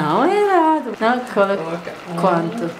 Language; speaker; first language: Portuguese; non-native, learner; Croatian